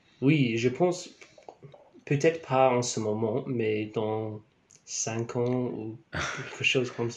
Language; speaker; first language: French; non-native, learner; English